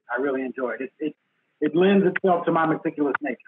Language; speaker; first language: English; native; English